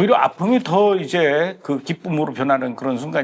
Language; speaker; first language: Korean; native; Korean